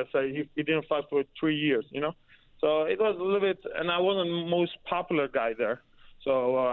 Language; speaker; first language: English; non-native, fluent; Dutch